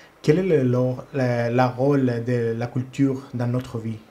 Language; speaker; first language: French; non-native, learner; Greek